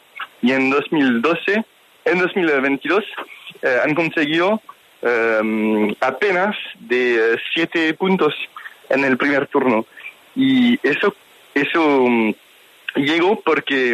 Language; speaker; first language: Spanish; non-native, fluent; French